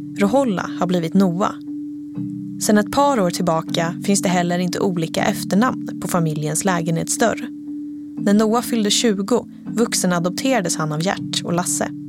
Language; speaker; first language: Swedish; native; Swedish